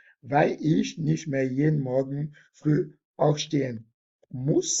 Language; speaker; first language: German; non-native, fluent; French